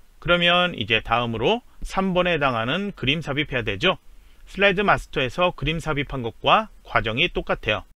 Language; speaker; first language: Korean; native; Korean